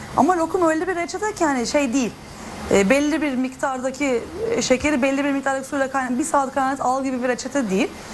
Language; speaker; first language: Turkish; native; Turkish